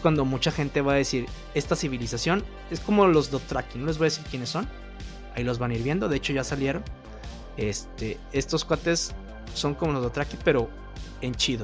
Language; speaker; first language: Spanish; native; Spanish